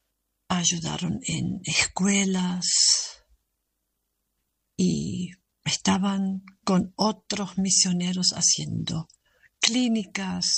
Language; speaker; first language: Spanish; non-native, learner; German